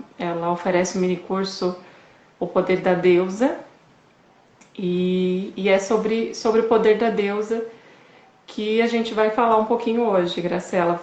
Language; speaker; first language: Portuguese; native; Portuguese